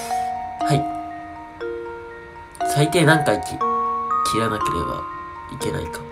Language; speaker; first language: Japanese; native; Japanese